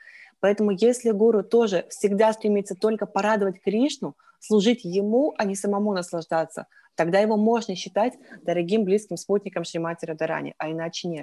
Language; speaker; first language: Russian; native; Russian